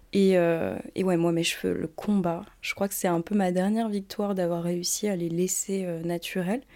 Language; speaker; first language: French; native; French